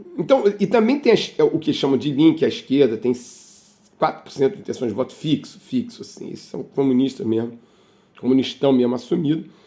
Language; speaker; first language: Portuguese; native; Portuguese